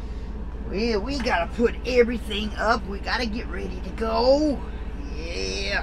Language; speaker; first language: English; native; English